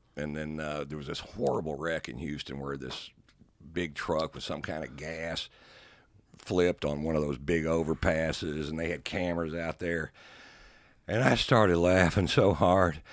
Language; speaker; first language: English; native; English